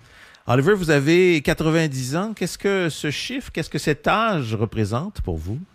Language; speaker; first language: French; native; French